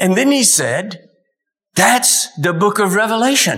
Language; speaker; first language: English; native; English